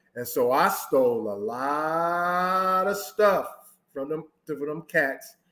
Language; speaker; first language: English; native; English